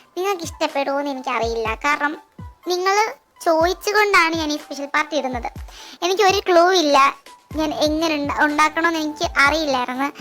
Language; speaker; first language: Malayalam; early bilingual, heritage; Malayalam